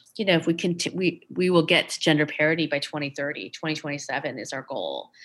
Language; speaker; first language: English; native; English